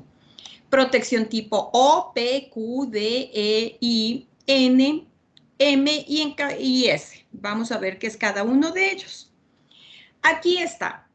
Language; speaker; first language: Spanish; native; Spanish